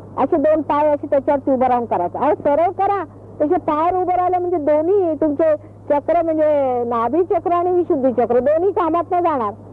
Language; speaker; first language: Marathi; native; Marathi